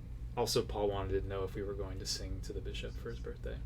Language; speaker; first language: English; native; English